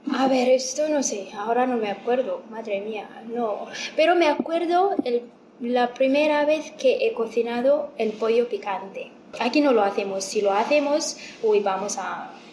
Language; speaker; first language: Spanish; non-native, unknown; Amharic